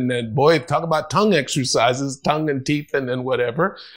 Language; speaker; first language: English; non-native, fluent; Spanish